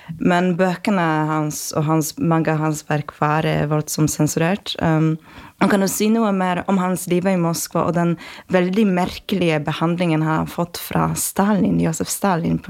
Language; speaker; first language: Norwegian; non-native, fluent; Polish